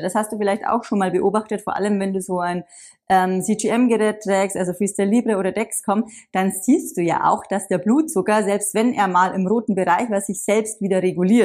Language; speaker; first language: German; native; German